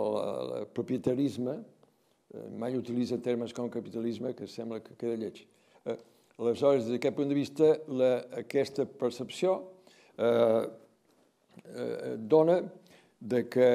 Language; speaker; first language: Catalan; native; Catalan